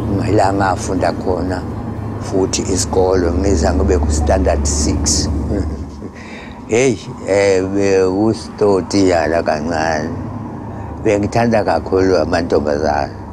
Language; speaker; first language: Zulu; native; Zulu